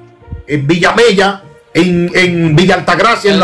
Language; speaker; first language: Spanish; native; Spanish